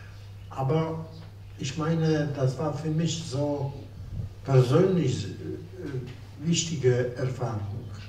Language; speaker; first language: German; non-native, fluent; Polish